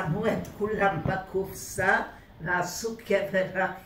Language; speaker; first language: Hebrew; early bilingual, other home language; Hungarian